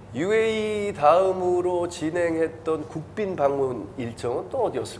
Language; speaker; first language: Korean; native; Korean